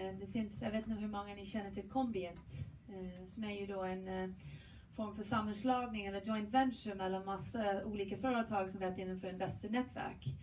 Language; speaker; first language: Swedish; non-native, fluent; English